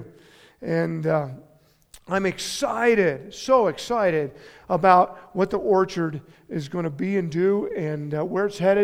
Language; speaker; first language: English; native; English